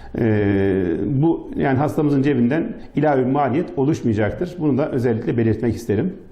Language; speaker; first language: Turkish; native; Turkish